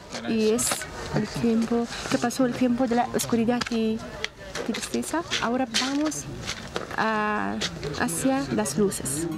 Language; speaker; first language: Spanish; non-native, fluent; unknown